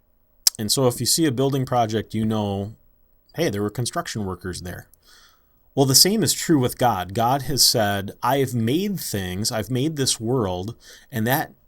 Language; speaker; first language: English; native; English